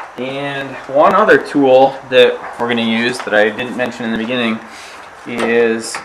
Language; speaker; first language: English; native; English